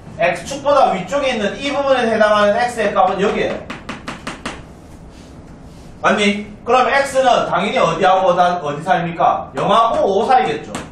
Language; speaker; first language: Korean; native; Korean